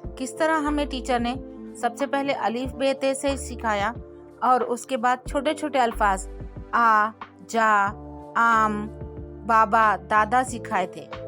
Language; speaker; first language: Urdu; native; Urdu